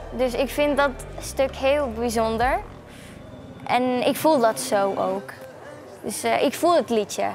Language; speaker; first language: Dutch; non-native, fluent; Arabic